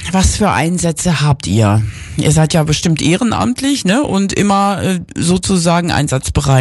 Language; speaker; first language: German; native; German